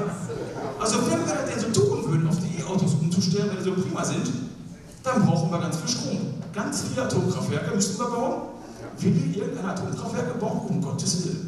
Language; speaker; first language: German; native; German